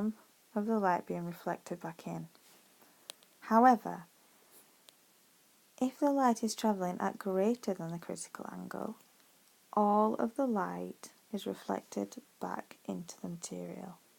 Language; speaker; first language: English; native; English